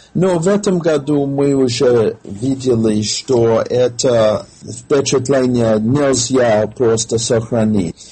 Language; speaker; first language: Russian; non-native, fluent; English